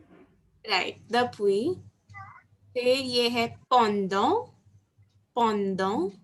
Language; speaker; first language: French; non-native, fluent; Hindi